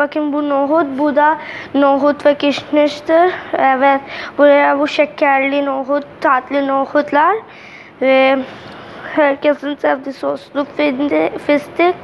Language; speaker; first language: Turkish; non-native, learner; Urdu